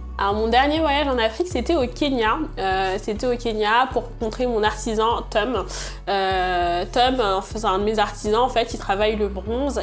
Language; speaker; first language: French; early bilingual, other home language; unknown